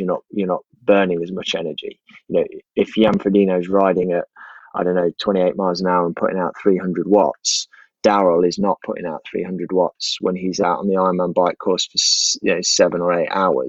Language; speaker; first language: English; native; English